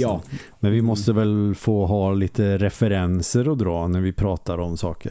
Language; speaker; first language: Swedish; native; Swedish